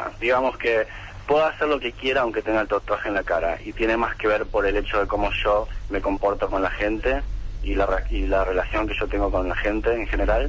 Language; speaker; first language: Spanish; native; Spanish